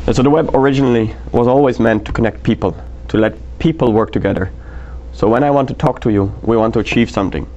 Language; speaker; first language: English; non-native, fluent; Dutch